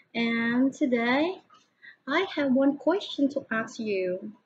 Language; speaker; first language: English; non-native, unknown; Thai